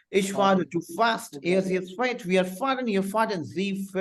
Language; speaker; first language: German; non-native, fluent; Hindi